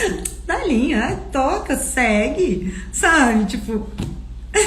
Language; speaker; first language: Portuguese; native; Portuguese